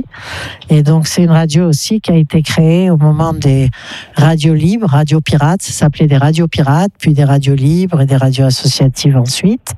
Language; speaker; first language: French; native; French